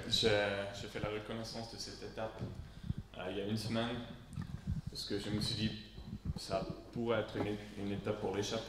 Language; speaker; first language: French; non-native, local second language; Swiss German